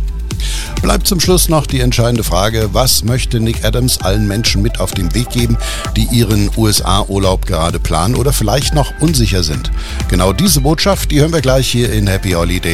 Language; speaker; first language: German; native; German